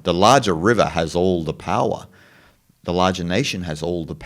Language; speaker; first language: English; native; English